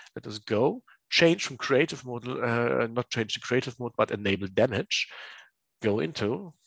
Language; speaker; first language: English; non-native, learner; German